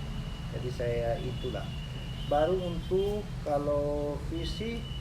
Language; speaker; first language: Indonesian; non-native, learner; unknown